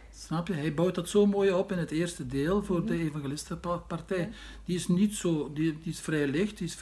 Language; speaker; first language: Dutch; native; Dutch